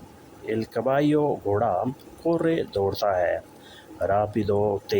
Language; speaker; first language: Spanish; non-native, learner; Urdu